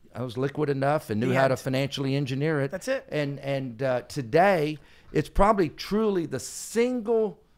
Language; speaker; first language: English; native; English